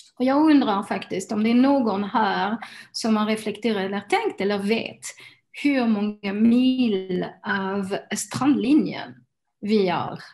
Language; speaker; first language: Swedish; non-native, fluent; French